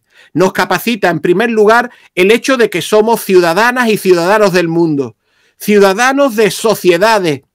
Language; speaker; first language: Spanish; native; Spanish